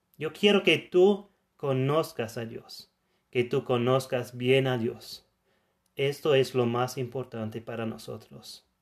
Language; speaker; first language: Spanish; non-native, fluent; German